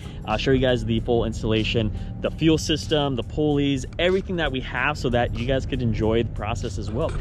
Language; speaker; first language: English; native; English